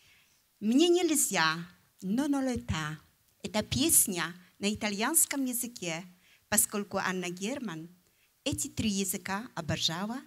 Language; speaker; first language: Russian; non-native, fluent; Polish